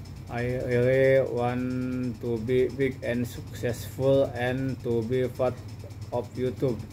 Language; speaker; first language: English; non-native, learner; Indonesian